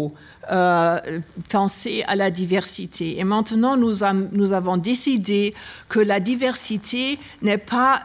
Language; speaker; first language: French; non-native, learner; German